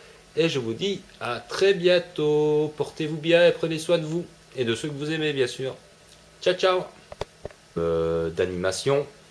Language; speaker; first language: French; native; French